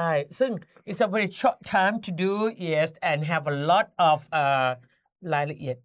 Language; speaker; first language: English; non-native, learner; Thai